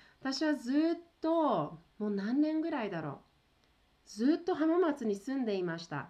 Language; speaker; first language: Japanese; early bilingual, heritage; Portuguese